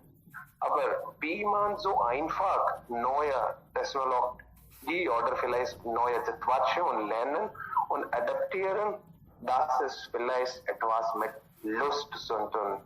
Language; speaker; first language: German; non-native, learner; Hindi